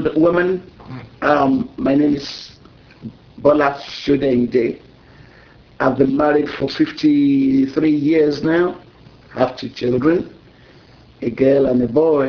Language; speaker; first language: English; non-native, local second language; Yoruba